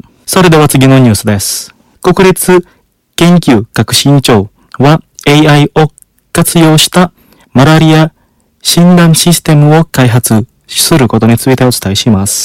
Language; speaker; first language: Japanese; non-native, fluent; Indonesian